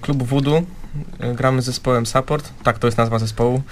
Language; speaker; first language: Polish; native; Polish